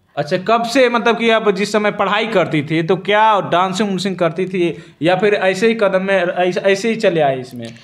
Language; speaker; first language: Hindi; native; Hindi